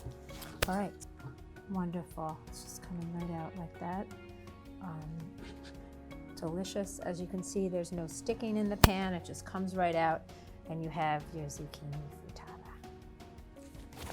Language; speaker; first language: English; native; English